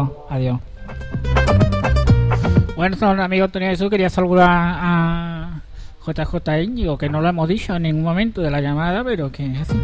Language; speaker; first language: Spanish; native; Spanish